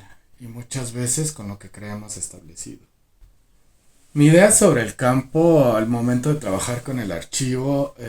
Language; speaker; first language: Spanish; native; Spanish